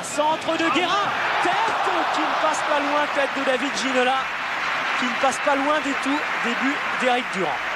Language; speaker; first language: French; native; French